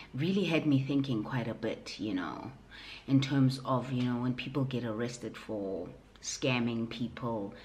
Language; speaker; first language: English; non-native, local second language; Southern Sotho